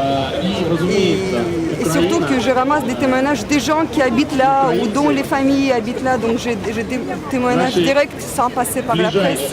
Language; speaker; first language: French; non-native, fluent; Russian